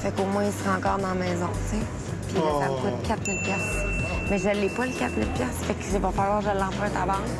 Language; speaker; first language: French; native; French